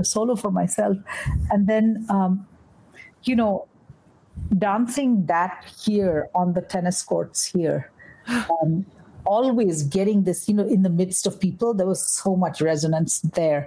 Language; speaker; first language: English; non-native, local second language; Bangla